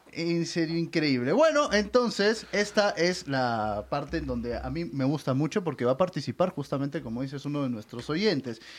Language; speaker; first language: Spanish; native; Spanish